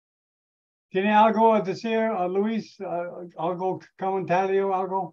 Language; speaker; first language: Spanish; non-native, learner; English